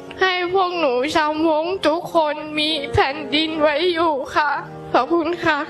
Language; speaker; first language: Thai; non-native, local second language; Hmong